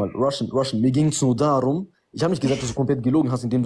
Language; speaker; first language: German; early bilingual, other home language; Arabic